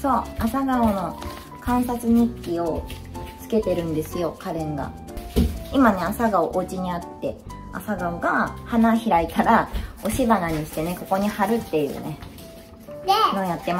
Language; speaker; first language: Japanese; native; Japanese